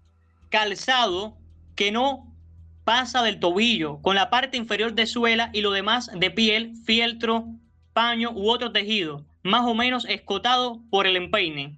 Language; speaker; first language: Spanish; native; Spanish